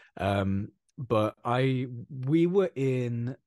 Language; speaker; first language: English; native; English